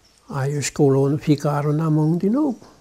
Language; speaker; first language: Portuguese; non-native, local second language; German